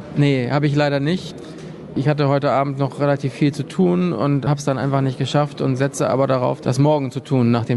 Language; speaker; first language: German; native; German